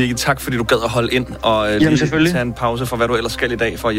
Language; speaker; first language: Danish; native; Danish